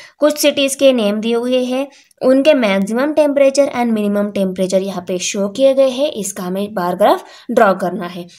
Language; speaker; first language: Hindi; non-native, local second language; Marathi